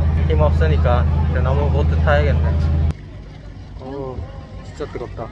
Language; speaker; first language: Korean; native; Korean